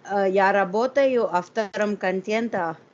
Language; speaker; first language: Russian; non-native, learner; Hindi